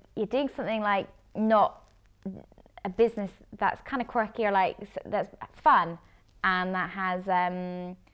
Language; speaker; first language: English; native; English